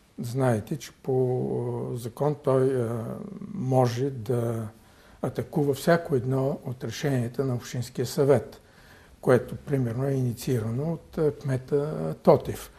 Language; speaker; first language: Bulgarian; native; Bulgarian